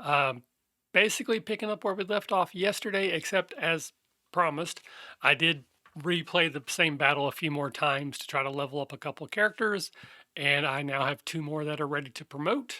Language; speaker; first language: English; native; English